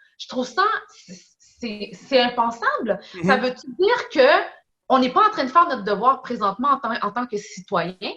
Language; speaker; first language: French; early bilingual, other home language; Portuguese